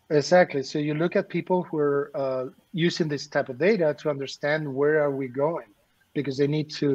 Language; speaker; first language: English; non-native, fluent; Spanish